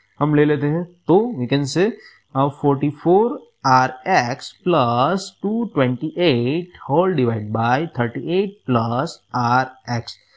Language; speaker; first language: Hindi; non-native, local second language; Gujarati